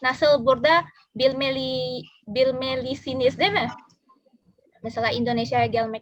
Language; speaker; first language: Turkish; non-native, learner; Indonesian